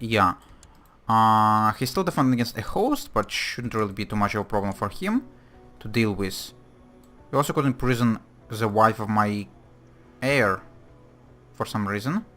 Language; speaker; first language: English; non-native, fluent; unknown